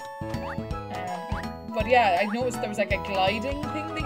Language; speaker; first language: English; native; English